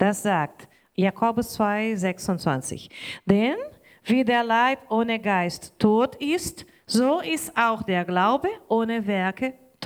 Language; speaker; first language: German; non-native, learner; Portuguese